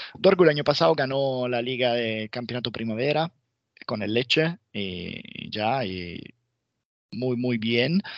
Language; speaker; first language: Spanish; non-native, fluent; Italian